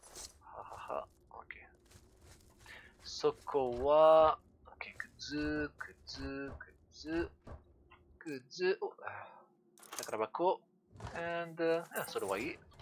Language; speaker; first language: Japanese; non-native, learner; French